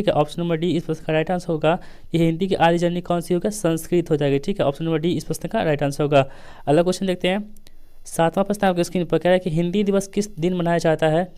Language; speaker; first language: Hindi; native; Hindi